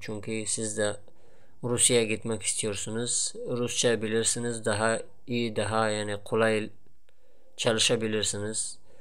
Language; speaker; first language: Turkish; non-native, fluent; Tajik